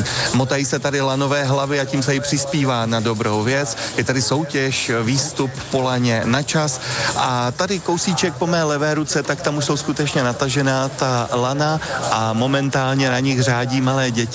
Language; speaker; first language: Czech; native; Czech